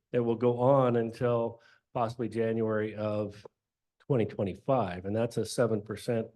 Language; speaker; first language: English; native; English